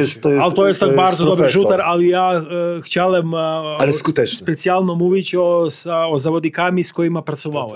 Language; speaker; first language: Polish; non-native, learner; Serbian